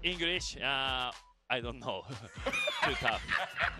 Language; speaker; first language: English; non-native, learner; Japanese